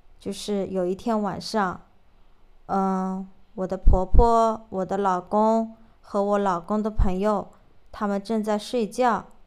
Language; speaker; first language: Chinese; native; Chinese